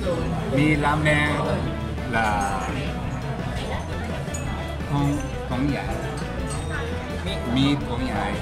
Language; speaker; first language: Vietnamese; non-native, learner; Japanese